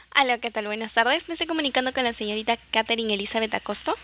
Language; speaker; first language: Spanish; native; Spanish